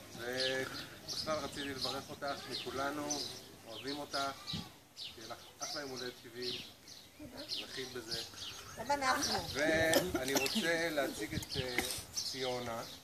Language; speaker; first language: Hebrew; native; Hebrew